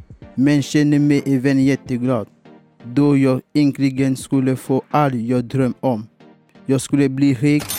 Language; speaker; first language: Swedish; non-native, fluent; French